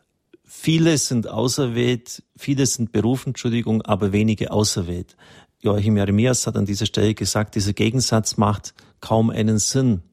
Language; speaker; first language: German; native; German